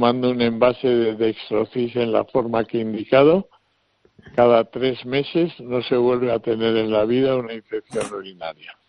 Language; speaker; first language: Spanish; native; Spanish